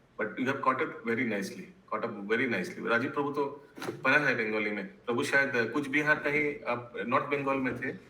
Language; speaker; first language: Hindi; non-native, local second language; Bangla